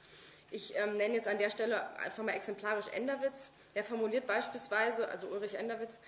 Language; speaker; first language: German; native; German